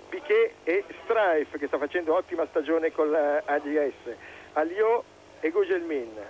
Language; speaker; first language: Italian; native; Italian